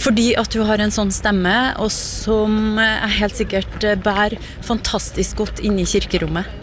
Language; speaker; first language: Norwegian; native; Norwegian